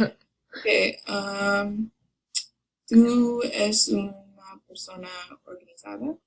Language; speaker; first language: Spanish; non-native, learner; English